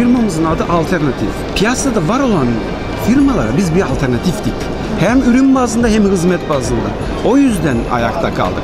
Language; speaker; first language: Turkish; early bilingual, heritage; Turkish